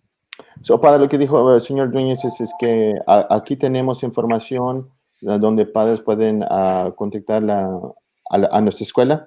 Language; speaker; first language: Spanish; early bilingual, heritage; English